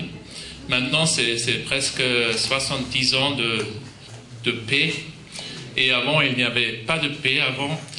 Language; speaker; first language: French; non-native, fluent; German